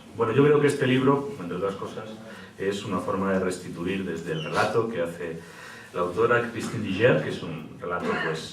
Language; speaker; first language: Spanish; native; Spanish